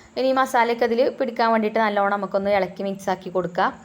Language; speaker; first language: Malayalam; native; Malayalam